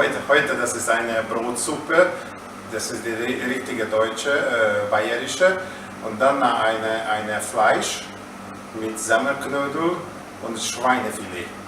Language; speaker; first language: German; non-native, learner; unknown